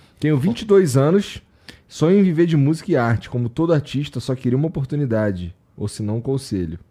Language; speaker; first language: Portuguese; native; Portuguese